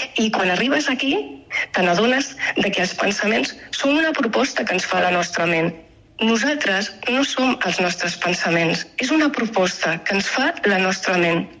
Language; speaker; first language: Catalan; native; Catalan